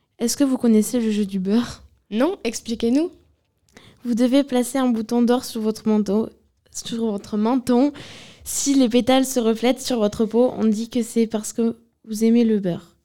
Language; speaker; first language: French; native; French